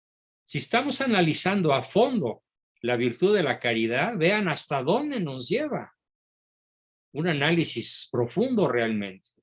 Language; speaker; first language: Spanish; native; Spanish